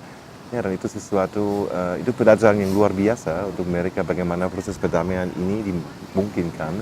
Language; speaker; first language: Indonesian; non-native, fluent; German